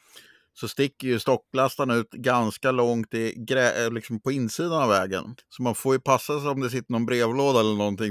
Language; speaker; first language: Swedish; native; Swedish